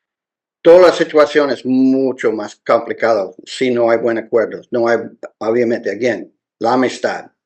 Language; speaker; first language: Spanish; non-native, learner; English